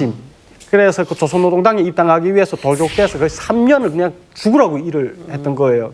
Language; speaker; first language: Korean; native; Korean